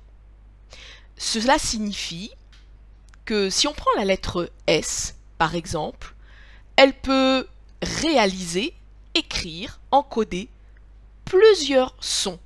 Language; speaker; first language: French; native; French